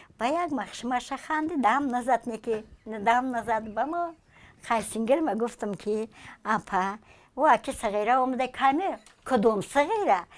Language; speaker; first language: Tajik; non-native, local second language; Russian